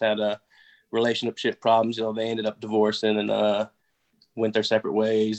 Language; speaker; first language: English; native; English